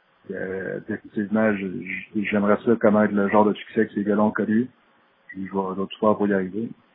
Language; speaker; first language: French; native; French